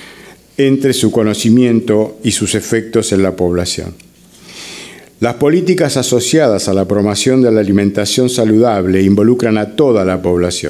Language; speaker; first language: Spanish; native; Spanish